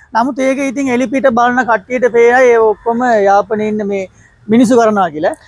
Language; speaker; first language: Sinhala; non-native, local second language; Tamil